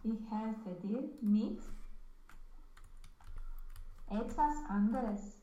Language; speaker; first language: German; non-native, learner; Romanian